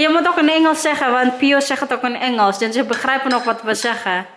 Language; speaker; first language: Dutch; non-native, learner; Waray